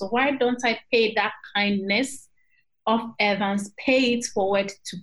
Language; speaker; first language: English; non-native, local second language; Akan